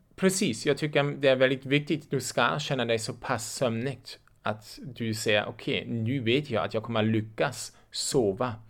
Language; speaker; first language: Swedish; non-native, fluent; German